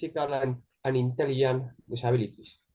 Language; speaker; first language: English; non-native, learner; Spanish